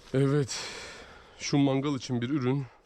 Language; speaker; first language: Turkish; native; Turkish